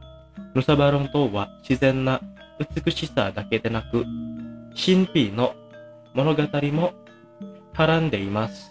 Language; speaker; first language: Japanese; non-native, fluent; Indonesian